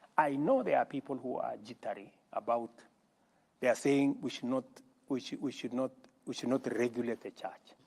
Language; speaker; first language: English; non-native, local second language; Kalenjin